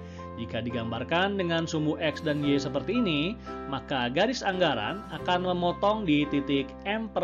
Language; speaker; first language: Indonesian; native; Indonesian